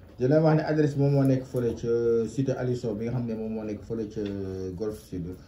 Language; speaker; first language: Wolof; non-native, local second language; Fula